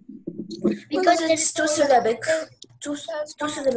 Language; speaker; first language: English; non-native, learner; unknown